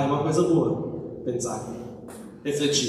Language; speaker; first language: Portuguese; native; Portuguese